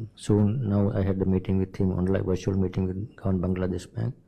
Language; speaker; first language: English; non-native, local second language; Sinhala